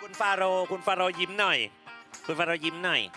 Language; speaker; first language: Thai; native; Thai